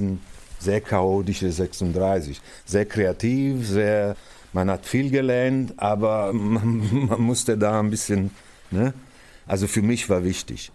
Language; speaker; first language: German; non-native, fluent; Italian